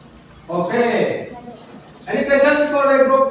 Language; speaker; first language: English; non-native, learner; Indonesian